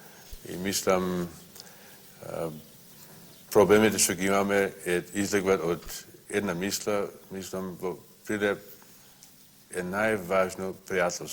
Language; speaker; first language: Macedonian; early bilingual, heritage; Macedonian